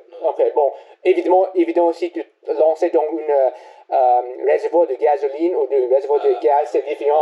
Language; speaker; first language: French; non-native, learner; English